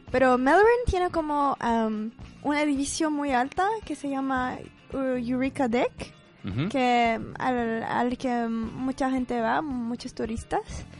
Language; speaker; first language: Spanish; non-native, fluent; English